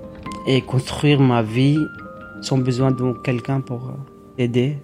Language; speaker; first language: French; non-native, learner; Arabic